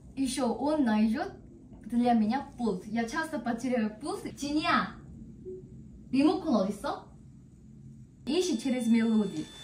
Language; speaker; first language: Russian; non-native, learner; Korean